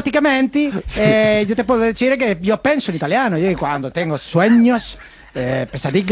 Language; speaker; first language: Spanish; native; Spanish